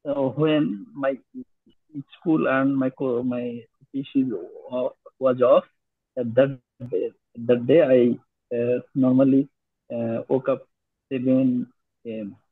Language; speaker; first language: English; non-native, learner; Bangla